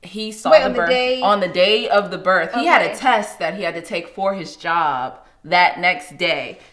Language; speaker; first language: English; native; English